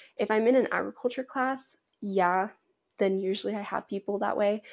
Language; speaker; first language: English; native; English